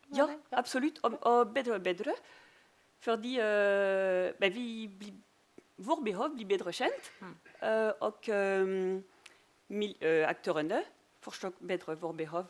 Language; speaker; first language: Norwegian; non-native, fluent; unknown